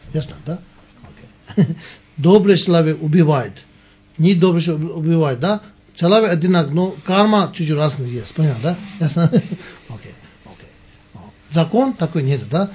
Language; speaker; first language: Russian; non-native, learner; Tibetan